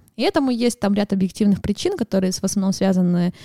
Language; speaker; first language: Russian; native; Russian